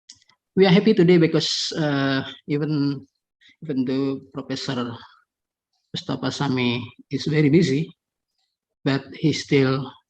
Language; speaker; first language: English; non-native, fluent; Indonesian